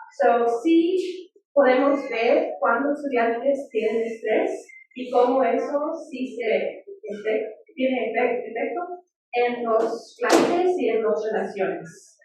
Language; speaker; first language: Spanish; early bilingual, heritage; English